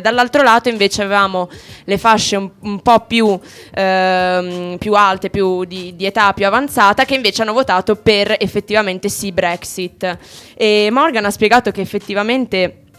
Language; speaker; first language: Italian; native; Italian